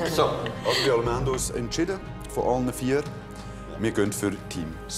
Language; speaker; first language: German; native; German